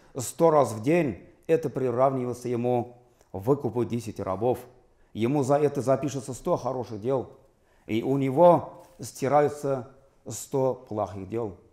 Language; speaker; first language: Russian; non-native, local second language; Tatar